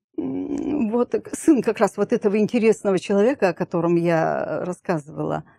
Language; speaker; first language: Russian; native; Russian